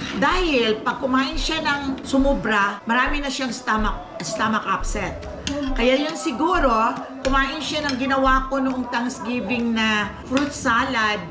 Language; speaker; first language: Filipino; non-native, local second language; Cebuano